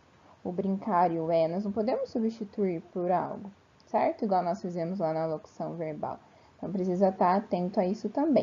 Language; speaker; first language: Portuguese; native; Portuguese